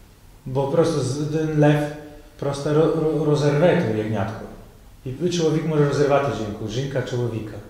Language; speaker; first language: Ukrainian; non-native, fluent; Polish